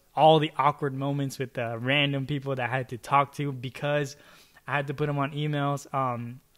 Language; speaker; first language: English; early bilingual, other home language; Chavacano